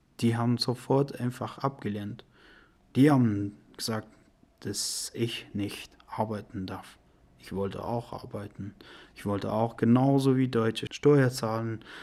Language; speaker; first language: German; non-native, learner; Persian